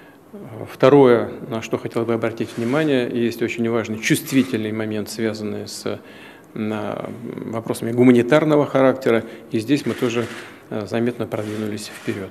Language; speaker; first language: Russian; native; Russian